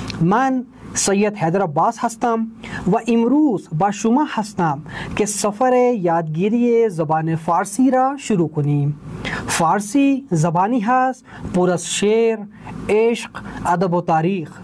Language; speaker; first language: Persian; non-native, fluent; Urdu